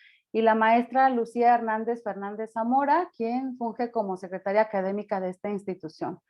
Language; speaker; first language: Spanish; native; Spanish